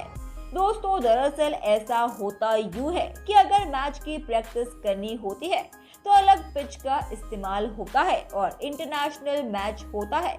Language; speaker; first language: Hindi; native; Hindi